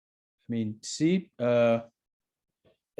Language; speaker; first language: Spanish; non-native, learner; English